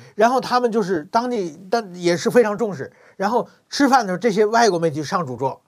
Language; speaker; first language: Chinese; native; Chinese